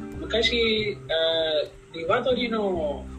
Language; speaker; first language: Japanese; non-native, learner; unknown